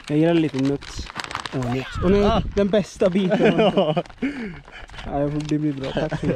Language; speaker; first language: Swedish; native; Swedish